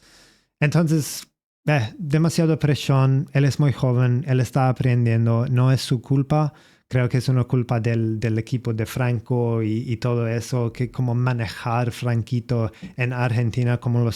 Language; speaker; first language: Spanish; non-native, learner; English